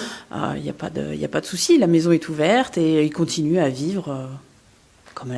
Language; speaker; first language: French; native; French